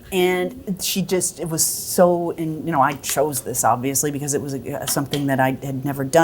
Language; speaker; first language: English; native; English